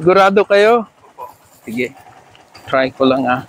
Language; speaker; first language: Filipino; non-native, learner; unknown